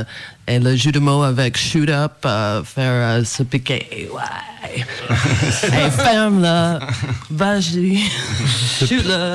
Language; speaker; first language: French; non-native, fluent; English